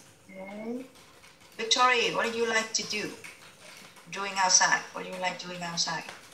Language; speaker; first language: English; non-native, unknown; Vietnamese